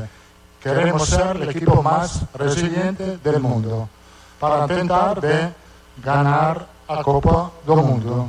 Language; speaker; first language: Portuguese; non-native, fluent; Italian